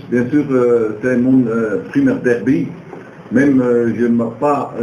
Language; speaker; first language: French; non-native, learner; Dutch